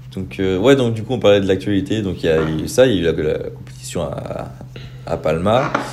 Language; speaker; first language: French; native; French